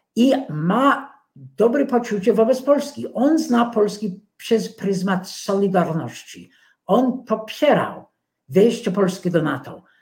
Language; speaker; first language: Polish; non-native, fluent; English